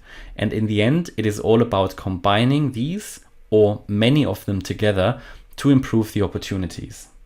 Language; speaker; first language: English; non-native, fluent; German